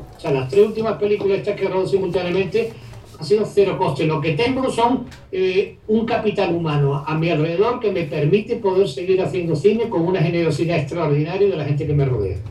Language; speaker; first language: Spanish; native; Spanish